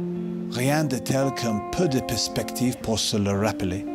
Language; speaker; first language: French; native; French